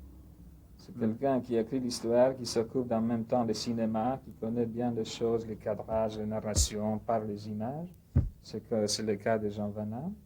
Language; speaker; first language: French; non-native, fluent; Polish